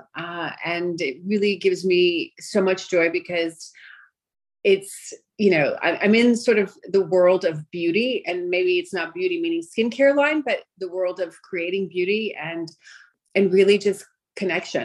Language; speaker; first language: English; early bilingual, other home language; Greek